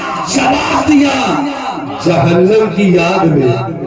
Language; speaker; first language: Hindi; native; Hindi